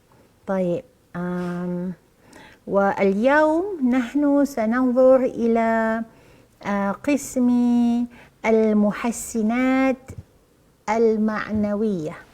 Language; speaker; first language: Arabic; non-native, fluent; Malay